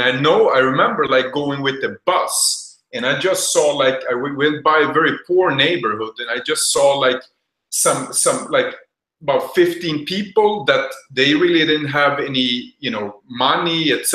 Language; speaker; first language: English; non-native, fluent; Swedish